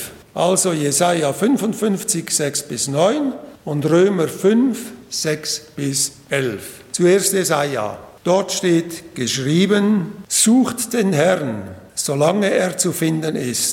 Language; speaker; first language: German; native; German